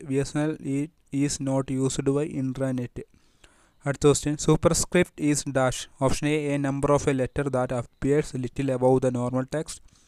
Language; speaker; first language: English; non-native, local second language; Malayalam